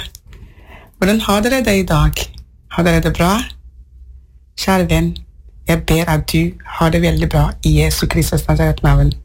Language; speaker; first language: Norwegian; non-native, fluent; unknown